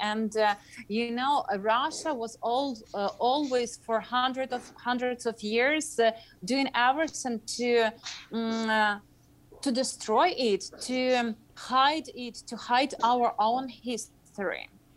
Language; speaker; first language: English; non-native, fluent; Ukrainian